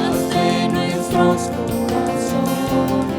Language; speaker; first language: Spanish; native; Spanish